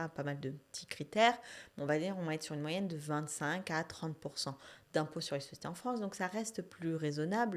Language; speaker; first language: French; native; French